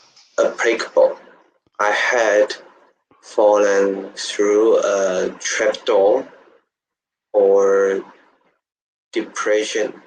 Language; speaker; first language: English; non-native, learner; Chinese